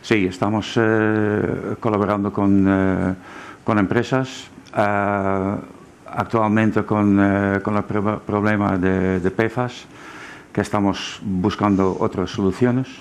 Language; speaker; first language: Spanish; non-native, fluent; German